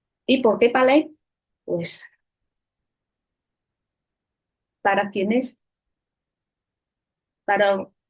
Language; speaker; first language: Spanish; non-native, fluent; Vietnamese